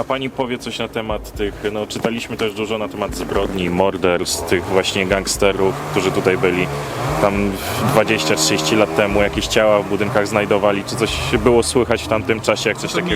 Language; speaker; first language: Polish; native; Polish